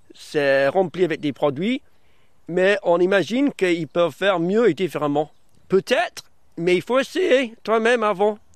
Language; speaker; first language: French; early bilingual, other home language; English